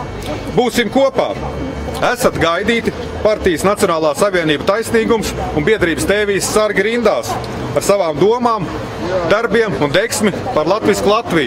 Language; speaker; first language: Latvian; native; Latvian